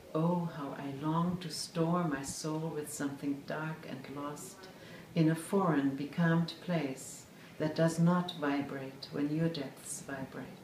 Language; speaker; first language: English; non-native, fluent; German